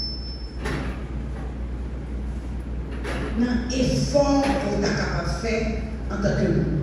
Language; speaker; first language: French; non-native, local second language; Haitian Creole